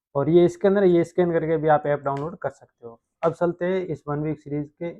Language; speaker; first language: Hindi; native; Hindi